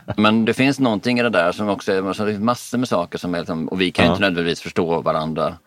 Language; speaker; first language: Swedish; native; Swedish